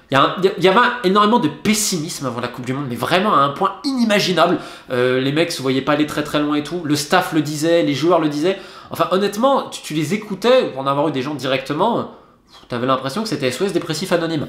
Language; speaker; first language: French; native; French